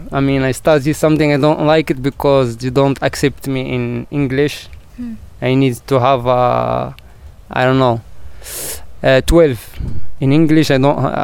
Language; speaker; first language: English; non-native, learner; Arabic